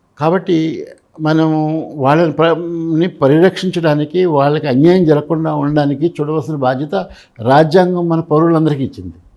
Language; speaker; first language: Telugu; native; Telugu